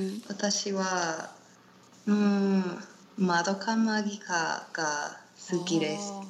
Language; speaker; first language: Japanese; non-native, learner; Spanish